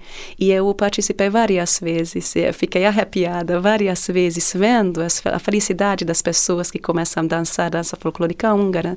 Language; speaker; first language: Portuguese; non-native, fluent; Hungarian